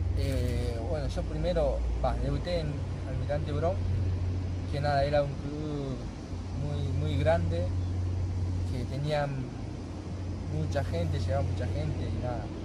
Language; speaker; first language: Spanish; non-native, fluent; Japanese